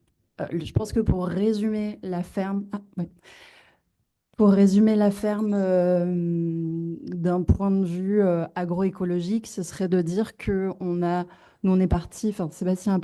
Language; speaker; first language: French; native; French